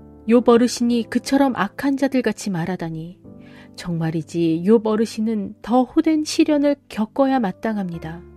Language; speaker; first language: Korean; native; Korean